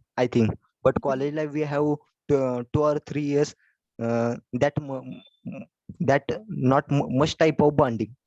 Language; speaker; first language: English; non-native, learner; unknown